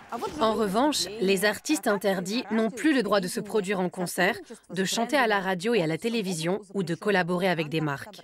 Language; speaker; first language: French; native; French